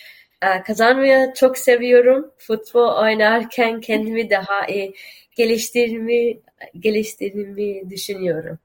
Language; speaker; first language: Turkish; early bilingual, heritage; Turkish